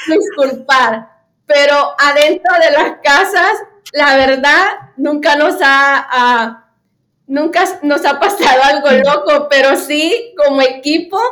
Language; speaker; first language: Spanish; native; Spanish